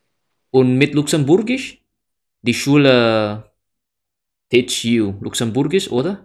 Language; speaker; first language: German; non-native, learner; Indonesian